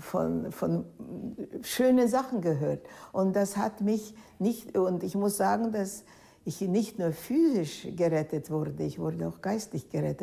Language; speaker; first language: German; non-native, fluent; Lithuanian